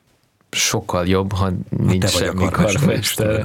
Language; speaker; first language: Hungarian; early bilingual, heritage; Russian